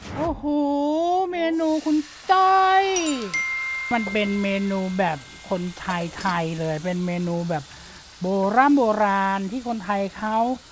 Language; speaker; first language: Thai; native; Thai